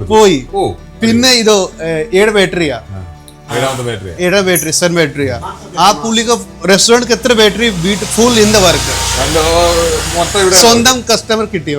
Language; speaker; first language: Malayalam; non-native, learner; Kannada